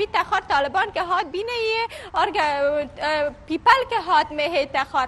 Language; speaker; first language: Hindi; non-native, fluent; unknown